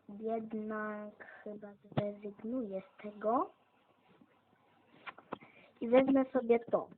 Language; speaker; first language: Polish; native; Polish